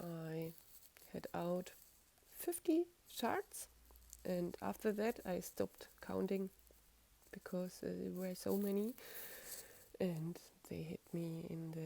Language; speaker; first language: English; non-native, fluent; German